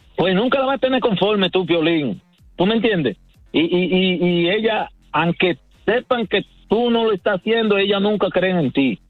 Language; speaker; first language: Spanish; native; Spanish